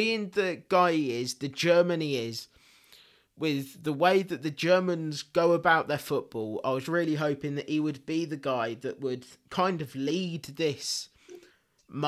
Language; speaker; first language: English; native; English